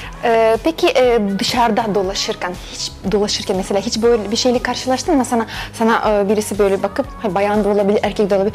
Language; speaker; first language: Turkish; non-native, fluent; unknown